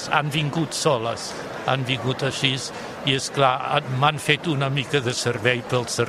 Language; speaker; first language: Catalan; non-native, fluent; German